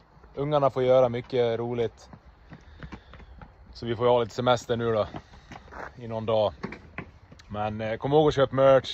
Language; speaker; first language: Swedish; native; Swedish